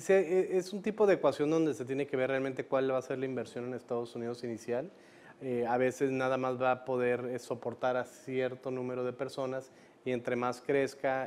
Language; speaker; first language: Spanish; native; Spanish